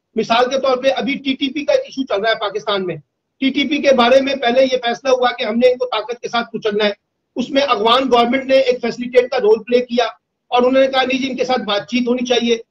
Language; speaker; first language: Urdu; native; Urdu